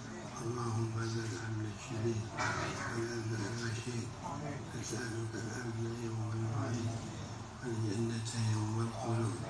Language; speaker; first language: Arabic; non-native, fluent; Indonesian